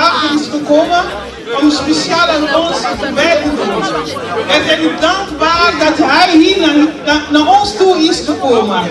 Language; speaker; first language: Dutch; non-native, learner; Portuguese